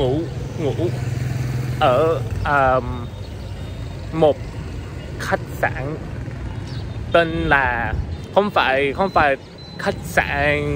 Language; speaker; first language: Vietnamese; non-native, learner; English